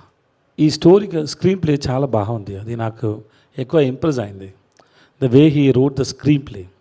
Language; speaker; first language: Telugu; non-native, learner; Tamil